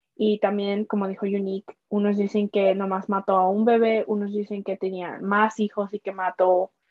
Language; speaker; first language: Spanish; early bilingual, heritage; Spanish